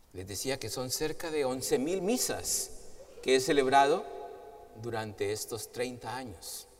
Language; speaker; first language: Spanish; native; Spanish